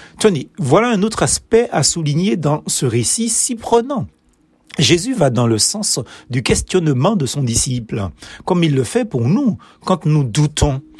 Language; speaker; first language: French; native; French